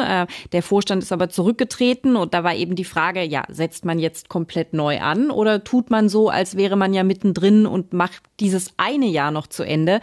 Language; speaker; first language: German; native; German